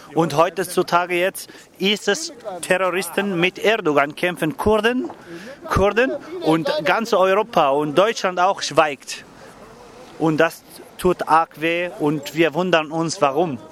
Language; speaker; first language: German; non-native, learner; Kurdish